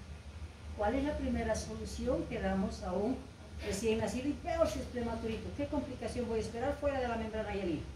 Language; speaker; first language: Spanish; native; Spanish